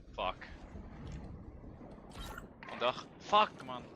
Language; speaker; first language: German; native; German